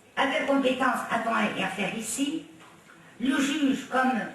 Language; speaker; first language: French; non-native, local second language; Arabic